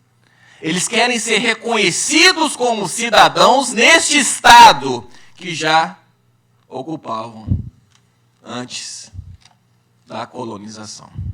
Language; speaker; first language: Portuguese; native; Portuguese